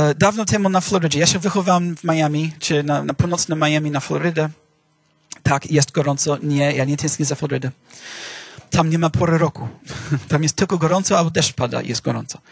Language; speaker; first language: Polish; non-native, fluent; English